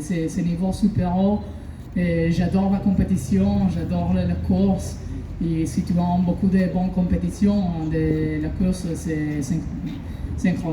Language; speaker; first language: French; non-native, learner; Italian